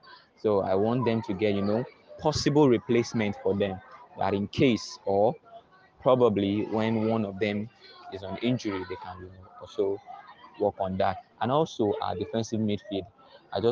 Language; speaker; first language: English; non-native, local second language; Yoruba